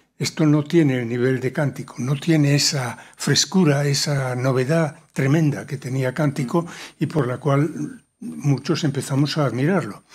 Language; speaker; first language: Spanish; native; Spanish